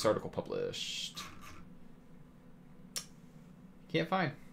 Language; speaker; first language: English; native; English